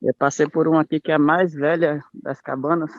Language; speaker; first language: Portuguese; native; Portuguese